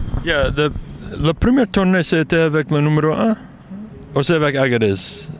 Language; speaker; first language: French; non-native, learner; English